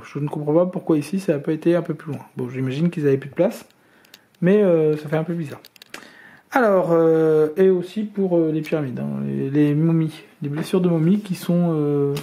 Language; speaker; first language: French; native; French